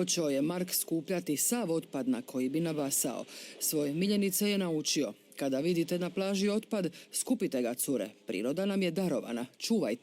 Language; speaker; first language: Croatian; native; Croatian